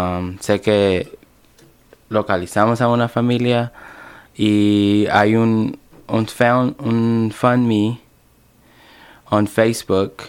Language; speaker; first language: Spanish; early bilingual, other home language; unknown